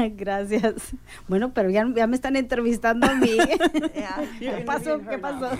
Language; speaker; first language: Spanish; native; Spanish